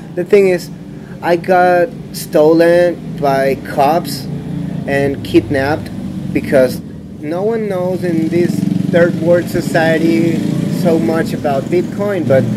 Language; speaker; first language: English; non-native, fluent; Spanish